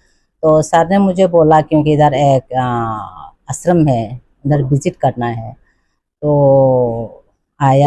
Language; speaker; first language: Hindi; non-native, local second language; Kok Borok